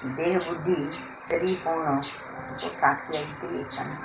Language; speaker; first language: Malayalam; non-native, local second language; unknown